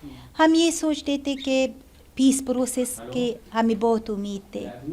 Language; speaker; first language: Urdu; non-native, learner; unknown